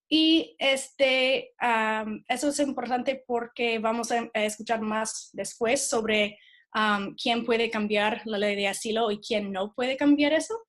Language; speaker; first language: Spanish; non-native, fluent; English